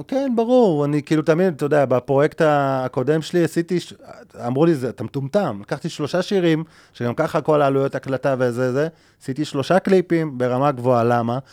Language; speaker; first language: Hebrew; native; Hebrew